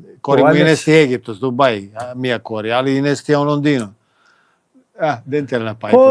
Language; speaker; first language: Greek; non-native, fluent; Serbian